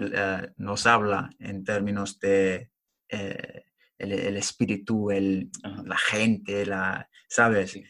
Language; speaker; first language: Spanish; non-native, learner; English